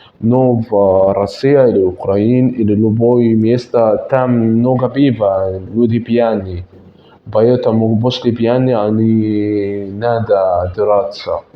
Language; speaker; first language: Russian; non-native, learner; Arabic